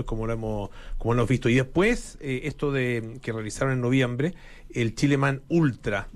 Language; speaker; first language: Spanish; native; Spanish